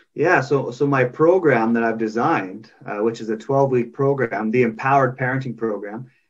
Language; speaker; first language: English; native; English